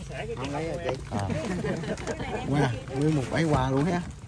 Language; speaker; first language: Vietnamese; native; Vietnamese